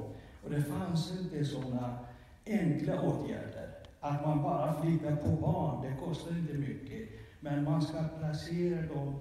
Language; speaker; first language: Swedish; non-native, fluent; Kurdish